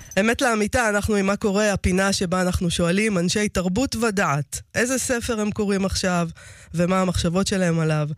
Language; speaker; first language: Hebrew; native; Hebrew